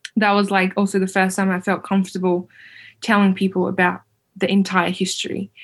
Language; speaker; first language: English; early bilingual, other home language; Uyghur